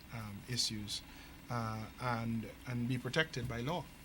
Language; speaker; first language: English; native; English